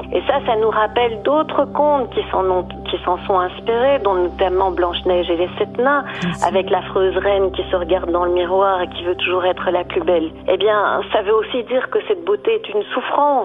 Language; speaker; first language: French; native; French